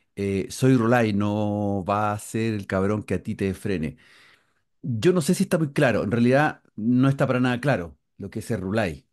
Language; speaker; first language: Spanish; native; Spanish